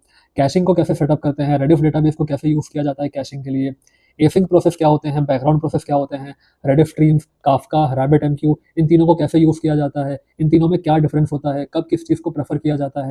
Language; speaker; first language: Hindi; native; Hindi